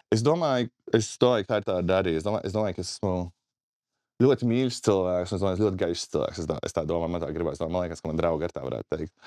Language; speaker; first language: Latvian; native; Latvian